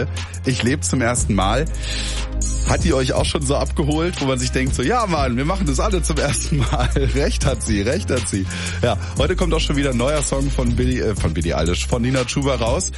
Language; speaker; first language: German; native; German